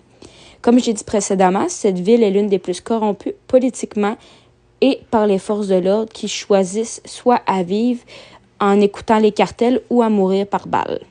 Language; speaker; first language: French; native; French